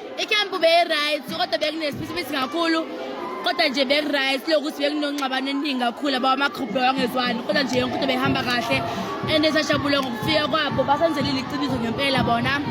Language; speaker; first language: Zulu; native; Zulu